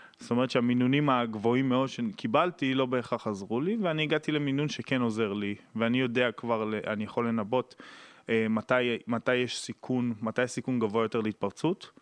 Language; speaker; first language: Hebrew; native; Hebrew